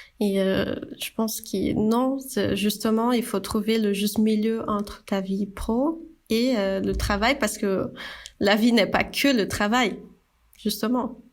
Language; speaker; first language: French; non-native, fluent; Portuguese